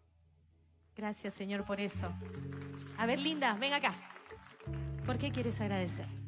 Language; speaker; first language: Spanish; native; Spanish